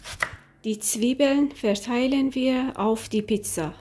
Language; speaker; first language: German; non-native, fluent; Persian